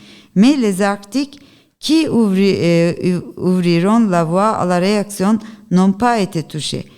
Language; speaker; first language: French; non-native, learner; Turkish